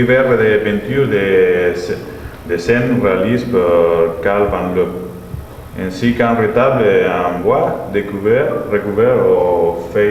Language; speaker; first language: French; non-native, learner; Spanish